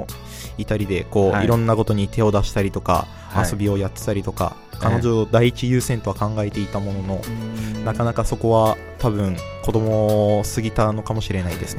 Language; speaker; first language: Japanese; early bilingual, other home language; Portuguese